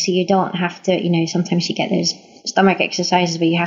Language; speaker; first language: English; native; English